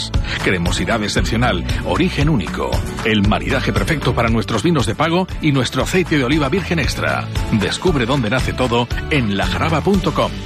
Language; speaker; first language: Spanish; native; Spanish